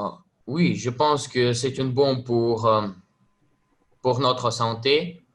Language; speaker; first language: French; non-native, learner; Russian